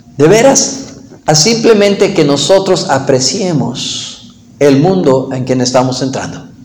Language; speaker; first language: Spanish; non-native, fluent; English